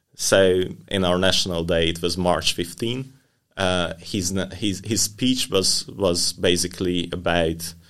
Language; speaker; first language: English; non-native, fluent; Hungarian